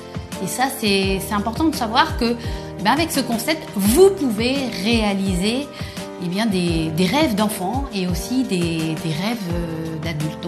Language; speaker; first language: French; native; French